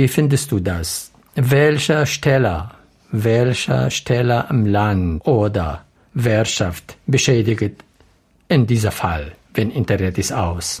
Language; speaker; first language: German; non-native, learner; Arabic